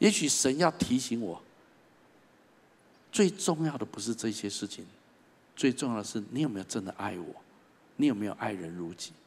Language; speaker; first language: Chinese; native; Chinese